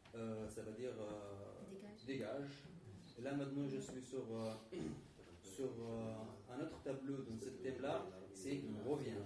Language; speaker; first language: French; non-native, fluent; Arabic